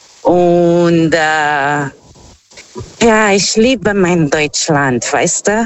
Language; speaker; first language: German; non-native, fluent; Portuguese